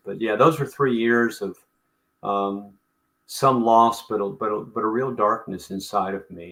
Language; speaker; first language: English; native; English